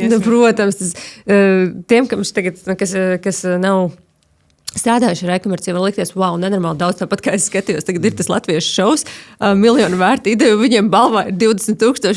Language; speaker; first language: Latvian; native; Latvian